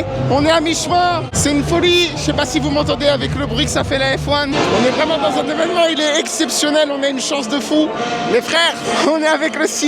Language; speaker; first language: French; native; French